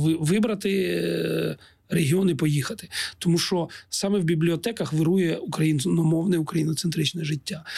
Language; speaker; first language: Ukrainian; non-native, local second language; Russian